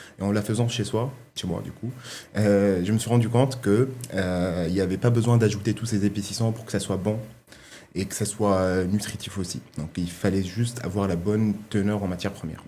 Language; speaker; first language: French; non-native, local second language; Arabic